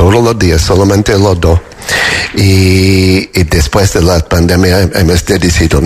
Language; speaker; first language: Spanish; non-native, learner; English